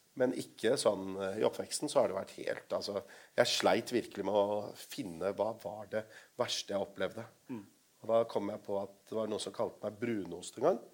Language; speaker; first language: Norwegian; non-native, local second language; Urdu